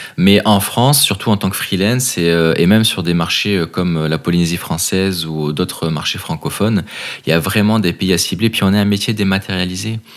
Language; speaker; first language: French; native; French